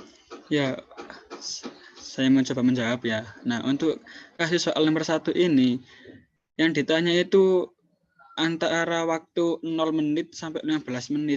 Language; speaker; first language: Indonesian; native; Indonesian